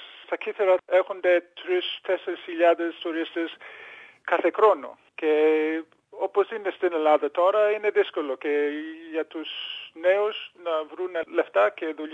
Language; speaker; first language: Greek; early bilingual, heritage; English